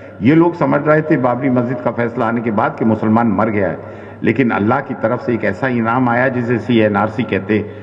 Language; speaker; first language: Urdu; native; Urdu